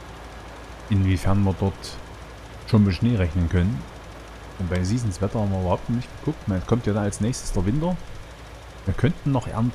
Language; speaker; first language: German; native; German